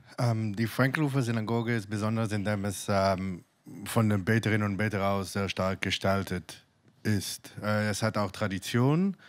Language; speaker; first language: German; non-native, fluent; Hebrew